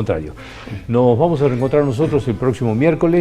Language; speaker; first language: Spanish; native; Spanish